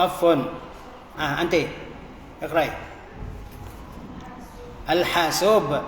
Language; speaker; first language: Arabic; non-native, fluent; Indonesian